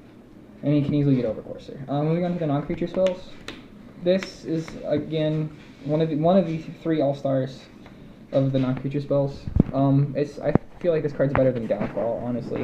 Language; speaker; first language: English; native; English